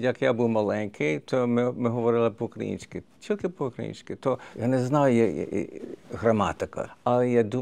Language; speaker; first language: Ukrainian; early bilingual, heritage; Ukrainian